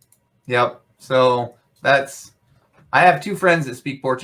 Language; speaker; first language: English; native; English